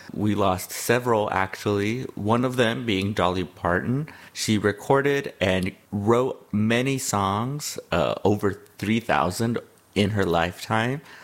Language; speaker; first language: English; early bilingual, other home language; Spanish